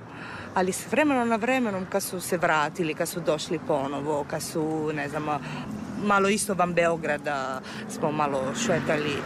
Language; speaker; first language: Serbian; non-native, fluent; Italian